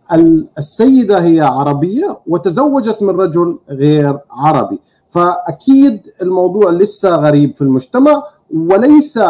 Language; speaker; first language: Arabic; native; Arabic